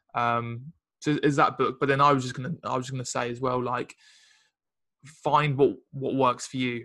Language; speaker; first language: English; native; English